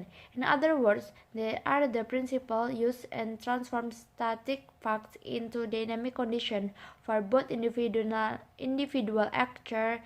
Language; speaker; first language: English; non-native, learner; Indonesian